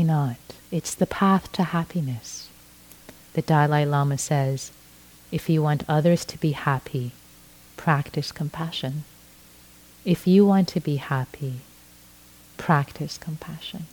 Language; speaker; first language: English; non-native, fluent; Persian